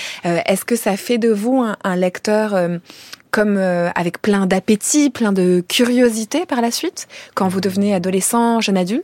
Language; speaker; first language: French; native; French